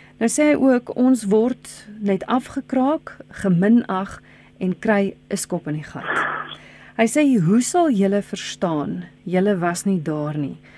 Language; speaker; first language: Afrikaans; native; Afrikaans